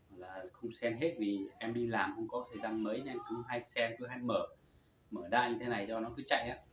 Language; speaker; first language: Vietnamese; non-native, local second language; Hmong